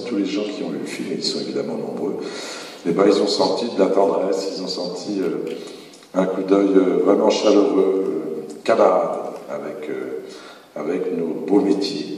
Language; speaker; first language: French; native; French